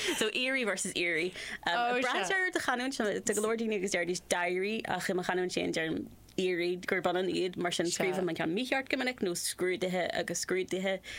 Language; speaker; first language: Irish; non-native, local second language; English